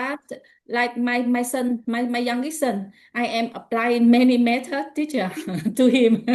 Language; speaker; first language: English; non-native, learner; Vietnamese